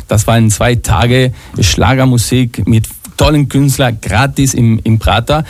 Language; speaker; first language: German; non-native, fluent; Spanish